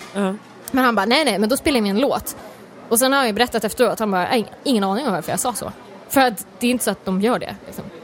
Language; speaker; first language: Swedish; native; Swedish